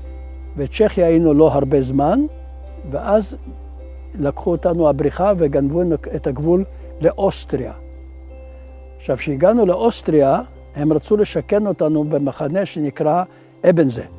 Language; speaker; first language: Hebrew; early bilingual, other home language; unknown